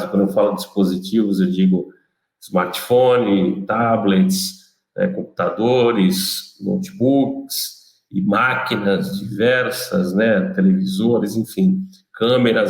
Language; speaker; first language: Portuguese; native; Portuguese